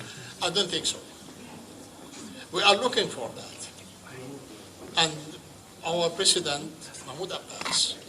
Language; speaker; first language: English; non-native, fluent; Arabic